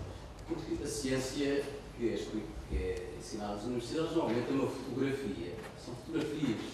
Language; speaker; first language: Portuguese; native; Portuguese